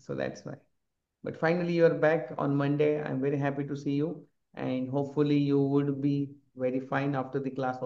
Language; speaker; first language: English; non-native, local second language; Marathi